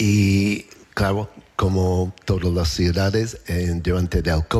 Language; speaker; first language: Spanish; non-native, learner; English